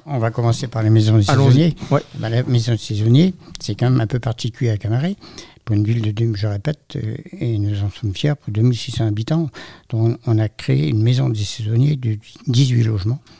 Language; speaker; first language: French; native; French